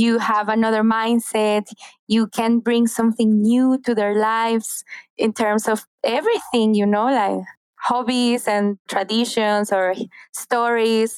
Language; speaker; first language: English; non-native, fluent; Spanish